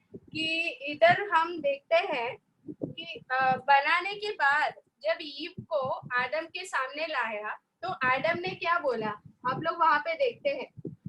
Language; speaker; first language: Hindi; non-native, local second language; Malayalam